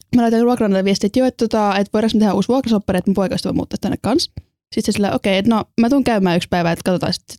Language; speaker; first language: Finnish; early bilingual, other home language; Estonian